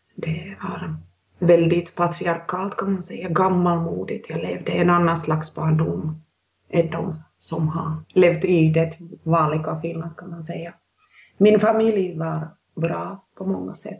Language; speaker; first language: Swedish; non-native, local second language; Finnish